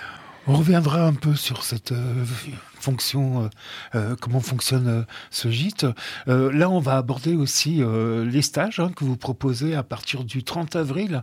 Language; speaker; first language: French; native; French